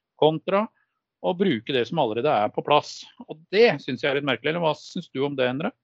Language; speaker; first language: Norwegian; native; Norwegian